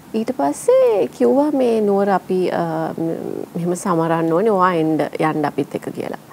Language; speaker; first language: Sinhala; non-native, local second language; English